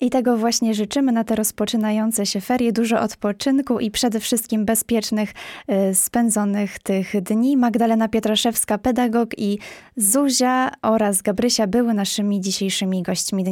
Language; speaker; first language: Polish; native; Polish